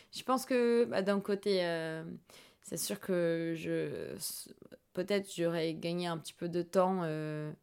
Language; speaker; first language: French; non-native, fluent; Portuguese